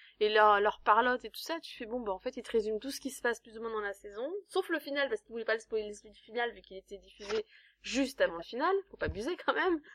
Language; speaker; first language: French; native; French